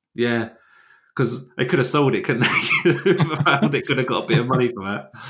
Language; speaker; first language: English; native; English